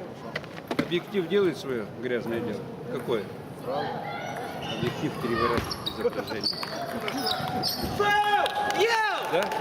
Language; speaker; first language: Russian; native; Russian